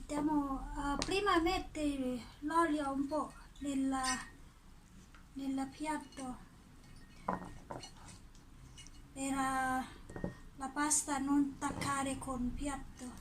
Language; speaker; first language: Italian; non-native, learner; Thai